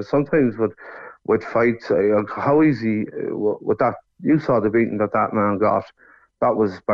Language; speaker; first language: English; native; English